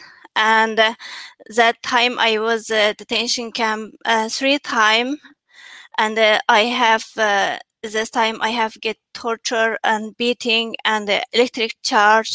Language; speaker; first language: English; non-native, learner; Chinese